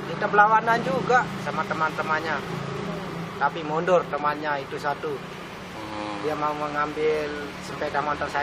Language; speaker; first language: Indonesian; non-native, local second language; Sasak